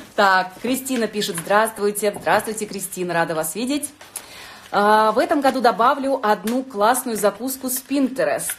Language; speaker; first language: Russian; native; Russian